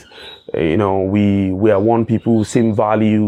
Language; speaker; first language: English; non-native, local second language; Igbo